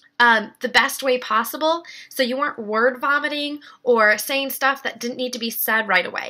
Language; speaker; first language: English; native; English